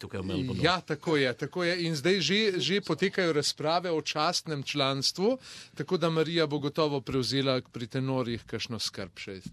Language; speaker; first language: Slovenian; native; Slovenian